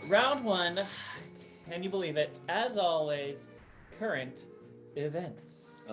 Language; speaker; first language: English; native; English